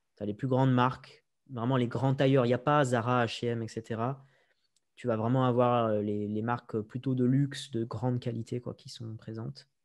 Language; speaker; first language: French; native; French